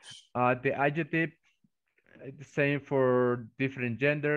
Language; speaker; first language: English; non-native, fluent; Spanish